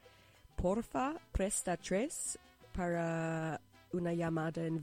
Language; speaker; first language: Spanish; non-native, learner; English